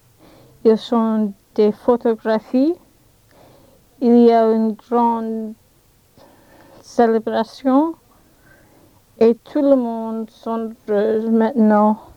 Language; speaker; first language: French; non-native, learner; English